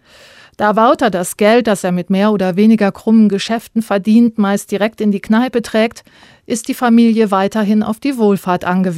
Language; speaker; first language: German; native; German